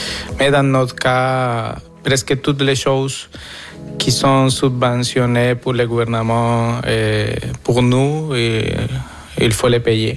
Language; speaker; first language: French; non-native, fluent; Spanish